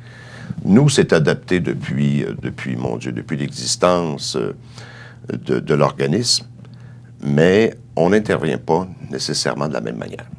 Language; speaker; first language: French; native; French